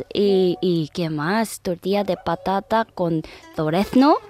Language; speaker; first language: Spanish; non-native, learner; Korean